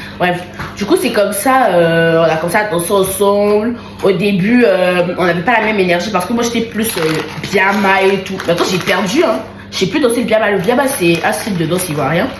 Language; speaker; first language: French; native; French